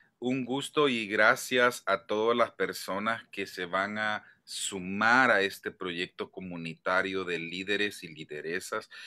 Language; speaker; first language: Spanish; native; Spanish